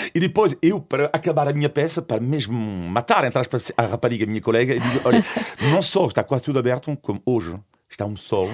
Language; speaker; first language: Portuguese; non-native, fluent; French